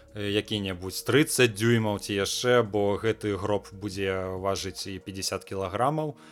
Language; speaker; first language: Belarusian; non-native, local second language; Russian